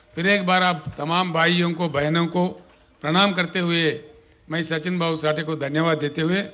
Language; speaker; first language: Hindi; non-native, local second language; Telugu